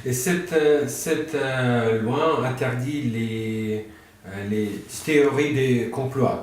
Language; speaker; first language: French; non-native, learner; Russian